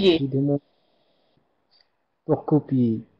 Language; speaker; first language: French; non-native, learner; Arabic